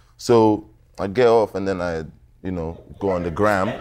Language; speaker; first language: English; non-native, local second language; Yoruba